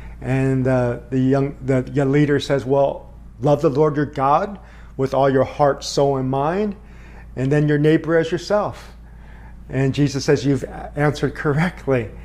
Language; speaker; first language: English; early bilingual, other home language; Korean